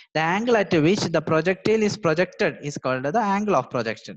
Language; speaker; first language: English; non-native, local second language; Malayalam